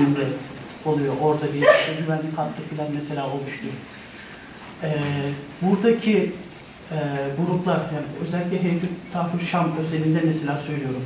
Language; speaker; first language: Turkish; native; Turkish